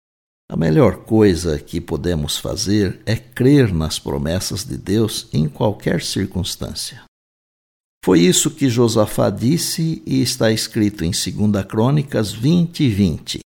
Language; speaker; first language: Portuguese; native; Portuguese